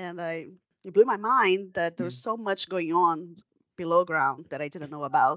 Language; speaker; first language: English; non-native, fluent; Portuguese